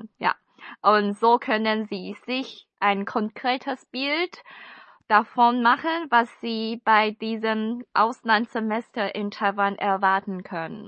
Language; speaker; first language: German; non-native, fluent; Chinese